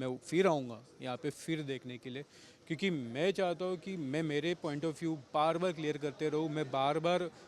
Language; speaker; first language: Hindi; native; Hindi